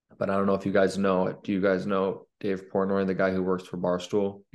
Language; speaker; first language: English; native; English